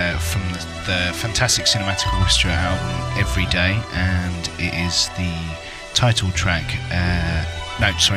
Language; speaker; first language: English; native; English